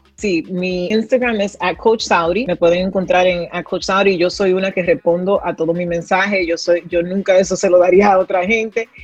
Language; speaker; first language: Spanish; early bilingual, heritage; Spanish